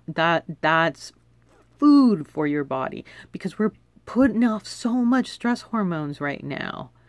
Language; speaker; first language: English; native; English